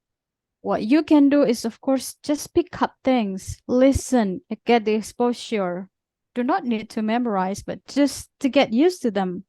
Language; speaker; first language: English; non-native, fluent; Indonesian